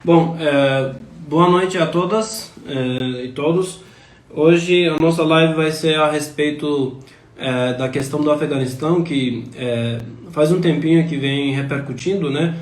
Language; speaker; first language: Portuguese; non-native, fluent; Turkish